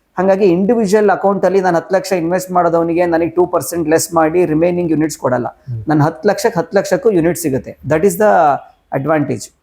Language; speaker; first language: Kannada; native; Kannada